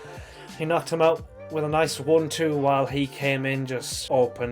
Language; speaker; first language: English; native; English